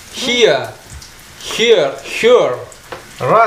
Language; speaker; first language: English; non-native, learner; Russian